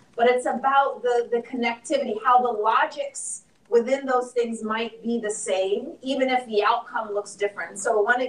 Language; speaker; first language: English; native; English